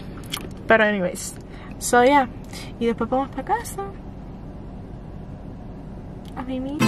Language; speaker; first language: Spanish; early bilingual, heritage; Spanish